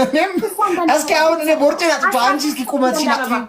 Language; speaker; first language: Amharic; native; Amharic